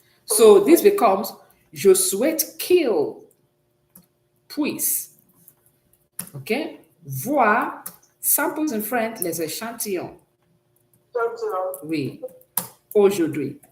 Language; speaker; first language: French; non-native, fluent; English